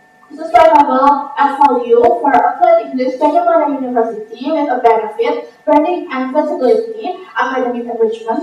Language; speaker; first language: English; non-native, learner; Indonesian